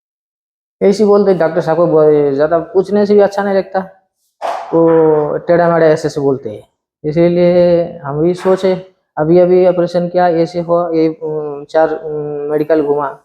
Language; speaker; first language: Hindi; non-native, local second language; Odia